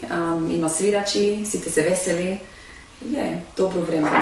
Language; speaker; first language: Macedonian; early bilingual, heritage; Macedonian